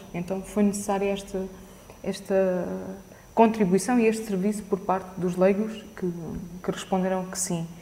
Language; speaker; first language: Portuguese; native; Portuguese